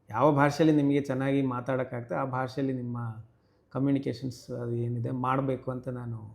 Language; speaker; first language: Kannada; non-native, local second language; Malayalam